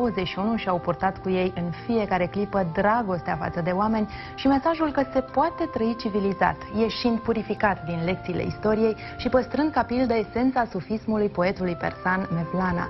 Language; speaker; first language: Romanian; native; Romanian